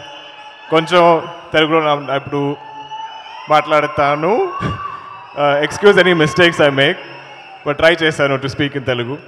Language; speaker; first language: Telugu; non-native, learner; Malayalam